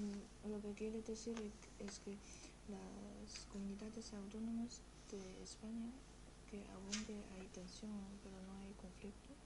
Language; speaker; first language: Spanish; non-native, fluent; Chinese